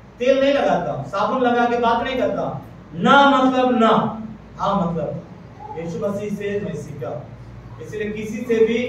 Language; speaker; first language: Hindi; non-native, local second language; Malayalam